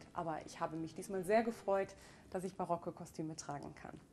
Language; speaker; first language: German; native; German